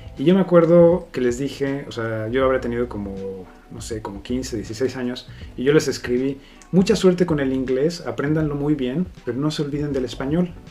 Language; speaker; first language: Spanish; native; Spanish